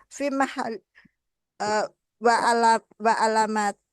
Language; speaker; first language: Arabic; non-native, learner; Indonesian